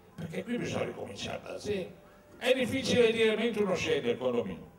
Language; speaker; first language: Italian; native; Italian